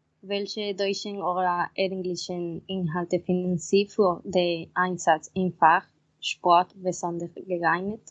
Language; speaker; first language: German; non-native, learner; Spanish